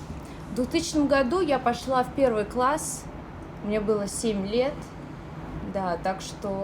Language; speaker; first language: Russian; native; Russian